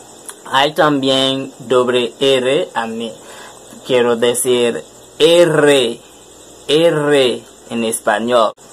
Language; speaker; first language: Spanish; non-native, learner; French